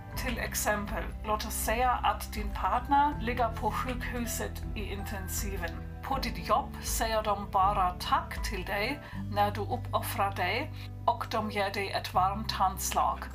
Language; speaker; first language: Swedish; non-native, fluent; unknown